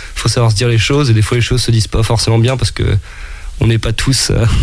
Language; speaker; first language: French; native; French